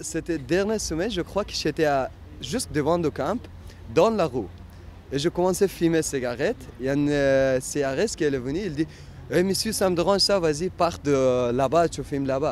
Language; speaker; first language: French; non-native, learner; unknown